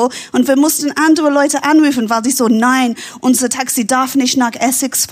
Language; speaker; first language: German; non-native, fluent; English